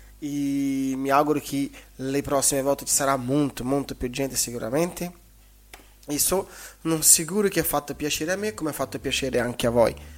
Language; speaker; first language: Italian; non-native, fluent; Portuguese